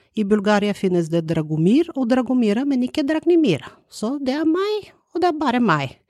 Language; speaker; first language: Norwegian; non-native, fluent; Bulgarian